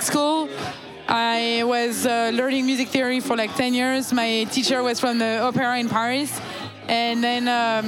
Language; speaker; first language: English; non-native, fluent; French